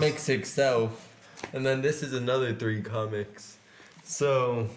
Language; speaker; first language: English; native; English